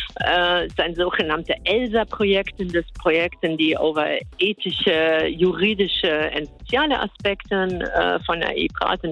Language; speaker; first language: Dutch; non-native, fluent; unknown